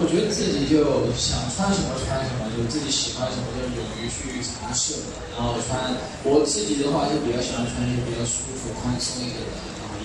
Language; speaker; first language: Chinese; native; Chinese